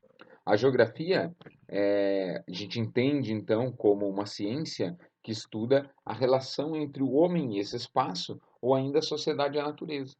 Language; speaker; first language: Portuguese; native; Portuguese